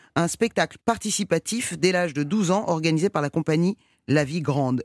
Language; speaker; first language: French; non-native, fluent; Persian